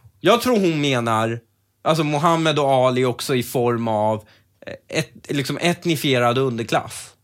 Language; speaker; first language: Swedish; early bilingual, other home language; Persian